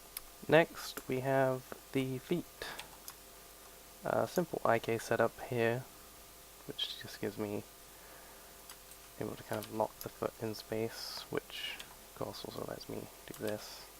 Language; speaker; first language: English; native; English